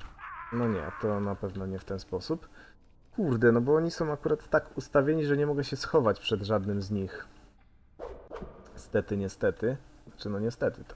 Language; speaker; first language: Polish; native; Polish